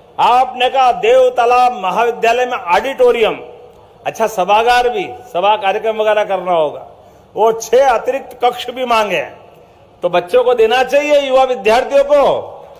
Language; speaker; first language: Hindi; native; Hindi